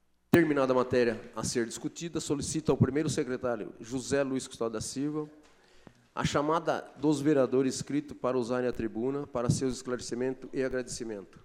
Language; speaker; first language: Portuguese; native; Portuguese